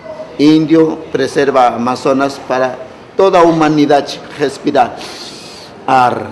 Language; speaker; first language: Portuguese; non-native, local second language; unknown